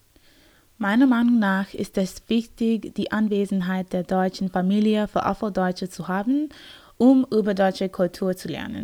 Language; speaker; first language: German; non-native, learner; English